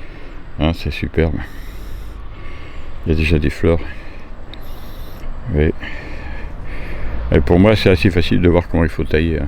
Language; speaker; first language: French; native; French